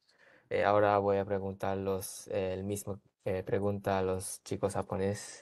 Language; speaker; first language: Spanish; early bilingual, heritage; Japanese